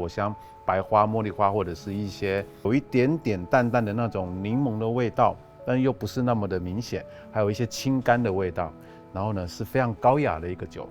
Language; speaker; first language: Chinese; native; Chinese